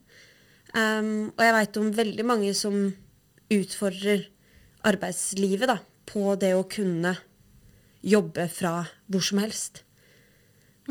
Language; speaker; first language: Norwegian; native; Norwegian